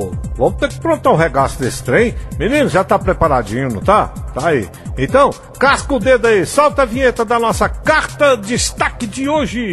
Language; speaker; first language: Portuguese; native; Portuguese